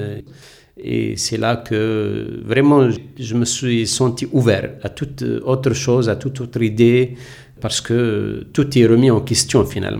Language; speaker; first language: French; non-native, local second language; Arabic